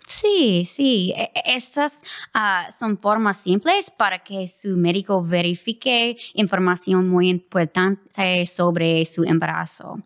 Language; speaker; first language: Spanish; non-native, fluent; English